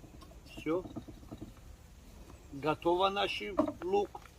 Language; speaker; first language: Russian; non-native, learner; Tajik